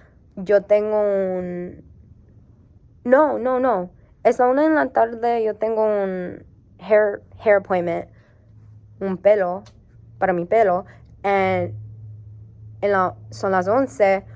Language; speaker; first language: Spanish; early bilingual, heritage; English